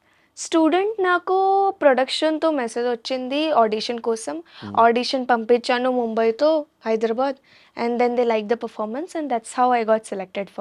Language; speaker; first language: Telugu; non-native, local second language; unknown